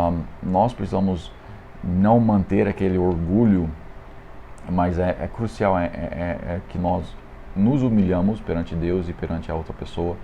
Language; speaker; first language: Portuguese; non-native, fluent; English